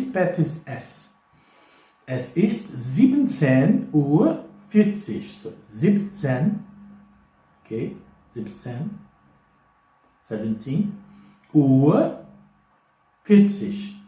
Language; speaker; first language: German; non-native, fluent; English